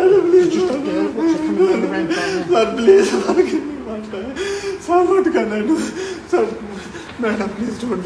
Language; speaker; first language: English; non-native, learner; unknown